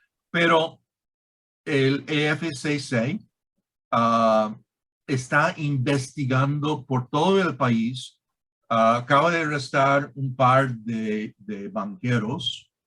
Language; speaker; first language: Spanish; non-native, fluent; English